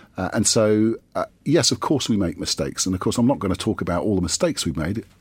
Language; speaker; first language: English; native; English